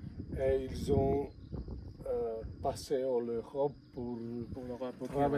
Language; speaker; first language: French; non-native, learner; Bosnian